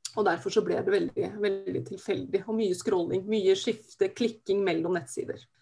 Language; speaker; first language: Norwegian; native; Norwegian